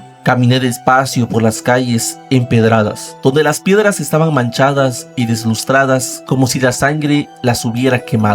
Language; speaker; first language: Spanish; native; Spanish